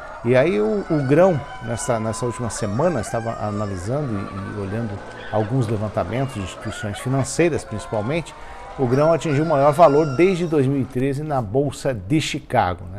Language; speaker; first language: Portuguese; native; Portuguese